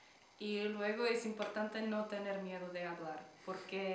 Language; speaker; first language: Spanish; non-native, fluent; Czech